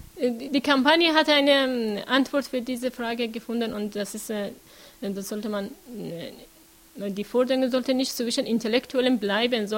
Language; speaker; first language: German; non-native, learner; Persian